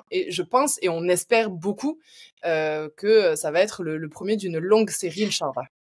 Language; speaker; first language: French; native; French